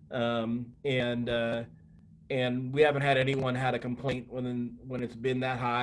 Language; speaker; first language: English; native; English